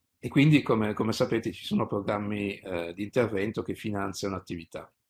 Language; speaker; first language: Italian; native; Italian